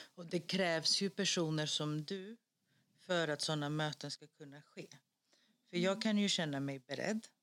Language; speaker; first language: Swedish; early bilingual, other home language; Greek